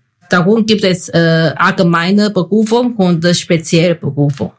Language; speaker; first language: German; non-native, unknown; Chinese